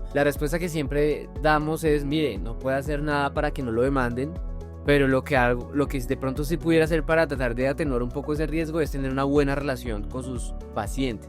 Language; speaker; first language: Spanish; native; Spanish